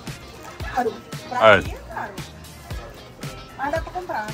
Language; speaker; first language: Portuguese; native; Portuguese